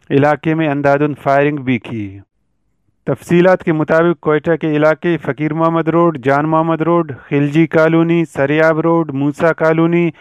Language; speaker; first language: Urdu; non-native, local second language; Baluchi